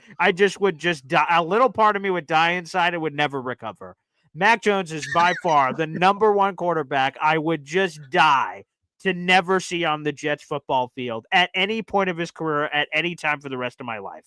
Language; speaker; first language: English; native; English